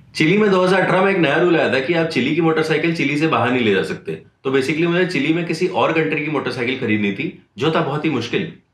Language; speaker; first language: Hindi; native; Hindi